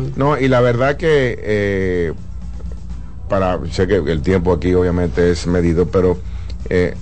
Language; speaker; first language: Spanish; native; Spanish